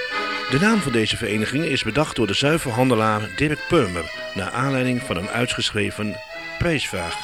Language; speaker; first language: Dutch; native; Dutch